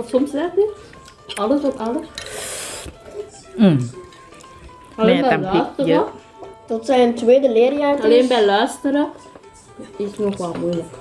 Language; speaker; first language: Dutch; early bilingual, other home language; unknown